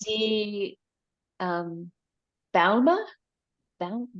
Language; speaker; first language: German; non-native, learner; English